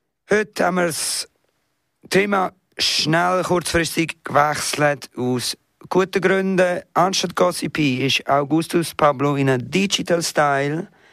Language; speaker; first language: German; native; German